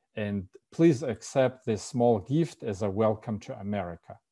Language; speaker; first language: English; non-native, fluent; Russian